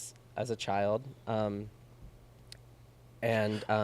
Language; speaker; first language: English; native; English